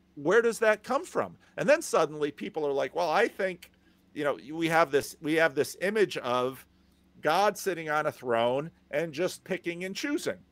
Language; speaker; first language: English; native; English